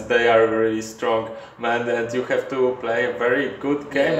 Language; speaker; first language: English; non-native, learner; Polish